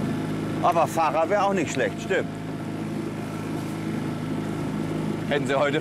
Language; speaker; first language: German; native; German